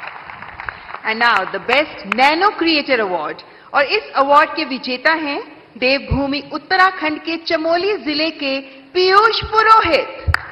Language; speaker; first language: Hindi; native; Hindi